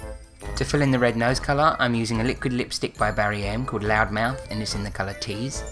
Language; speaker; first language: English; native; English